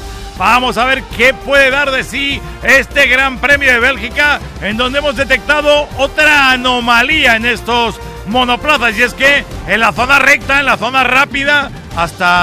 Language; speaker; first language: Spanish; native; Spanish